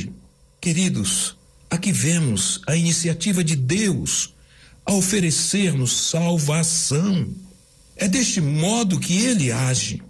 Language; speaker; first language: Portuguese; native; Portuguese